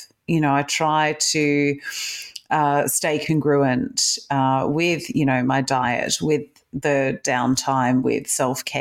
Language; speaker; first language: English; native; English